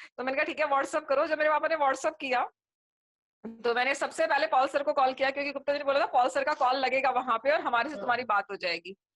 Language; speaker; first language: Hindi; native; Hindi